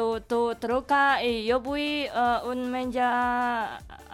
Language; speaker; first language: Catalan; non-native, learner; Indonesian